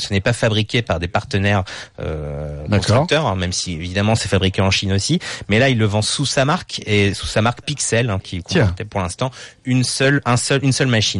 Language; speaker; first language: French; native; French